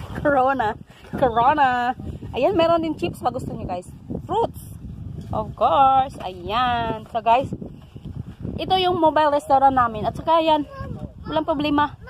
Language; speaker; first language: Filipino; non-native, local second language; Cebuano